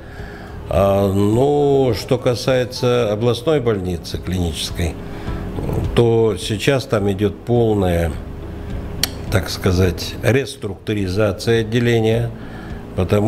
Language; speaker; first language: Russian; native; Russian